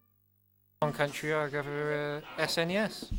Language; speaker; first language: Welsh; non-native, local second language; English